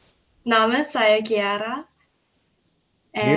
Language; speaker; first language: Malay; non-native, learner; English